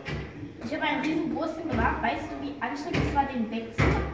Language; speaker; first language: German; early bilingual, other home language; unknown